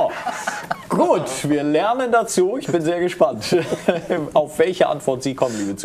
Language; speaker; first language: German; native; German